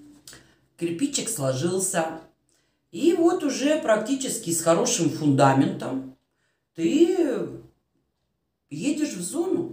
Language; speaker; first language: Russian; native; Russian